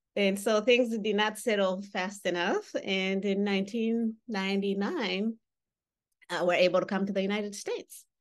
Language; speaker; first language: English; non-native, local second language; Kinyarwanda